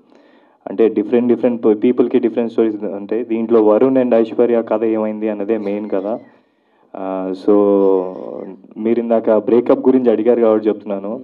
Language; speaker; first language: Telugu; native; Telugu